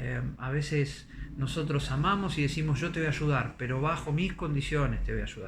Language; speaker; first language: Spanish; native; Spanish